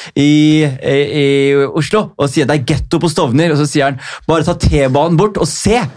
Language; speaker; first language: Norwegian; early bilingual, other home language; Somali